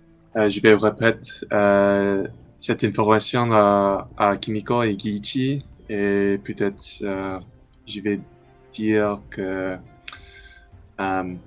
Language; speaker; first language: French; non-native, learner; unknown